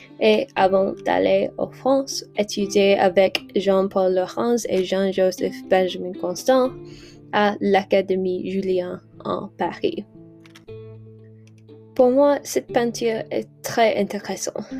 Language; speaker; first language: French; non-native, learner; English